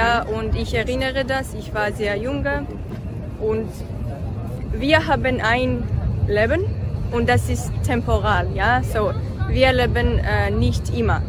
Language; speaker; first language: German; non-native, learner; Georgian